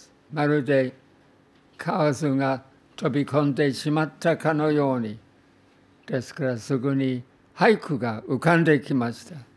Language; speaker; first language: Japanese; non-native, fluent; English